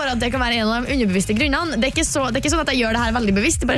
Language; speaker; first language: Norwegian; native; Norwegian